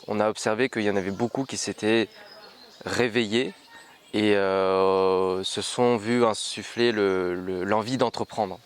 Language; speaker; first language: French; native; French